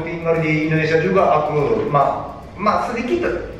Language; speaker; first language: Indonesian; non-native, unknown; Japanese